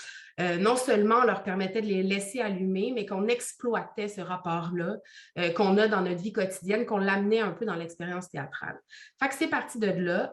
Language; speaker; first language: French; native; French